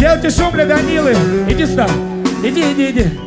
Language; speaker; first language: Russian; non-native, fluent; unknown